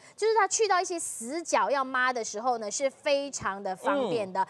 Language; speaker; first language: Chinese; native; Chinese